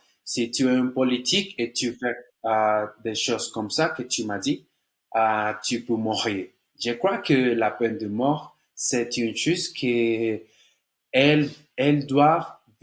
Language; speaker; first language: French; non-native, learner; Spanish